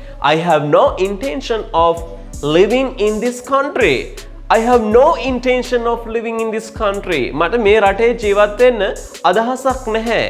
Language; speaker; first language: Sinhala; native; Sinhala